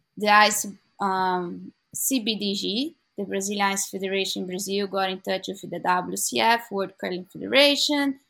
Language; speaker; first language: English; non-native, learner; Portuguese